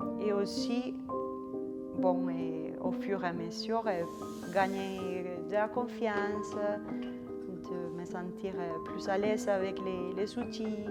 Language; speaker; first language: French; non-native, fluent; Spanish